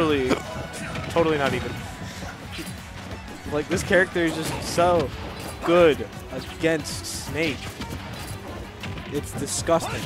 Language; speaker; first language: English; native; English